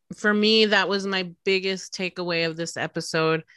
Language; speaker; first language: English; early bilingual, other home language; Spanish